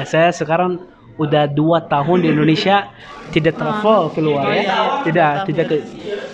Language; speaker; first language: Indonesian; non-native, learner; Arabic